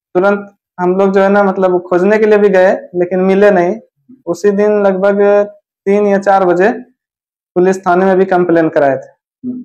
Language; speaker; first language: Hindi; native; Hindi